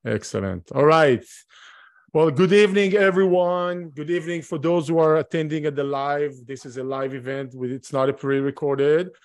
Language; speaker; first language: English; non-native, fluent; Hebrew